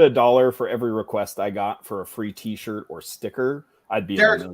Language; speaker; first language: English; native; English